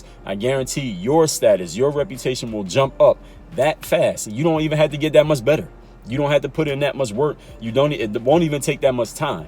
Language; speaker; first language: English; native; English